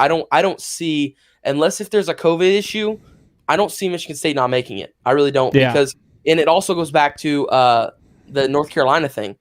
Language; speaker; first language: English; native; English